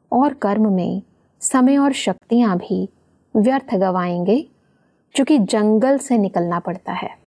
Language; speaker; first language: Hindi; native; Hindi